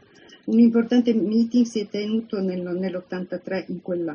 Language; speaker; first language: Italian; native; Italian